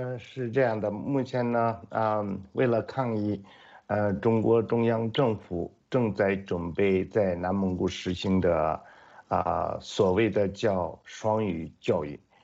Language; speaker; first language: Chinese; non-native, local second language; Mongolian